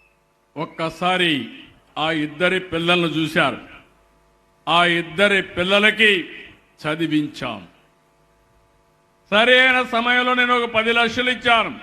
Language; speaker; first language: Telugu; native; Telugu